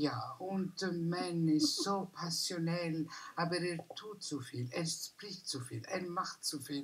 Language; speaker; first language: German; non-native, learner; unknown